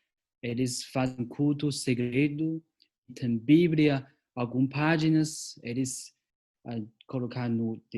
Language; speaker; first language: Portuguese; non-native, learner; Chinese